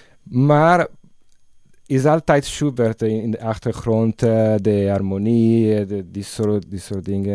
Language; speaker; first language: Dutch; non-native, learner; Italian